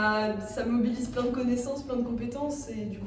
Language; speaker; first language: French; native; French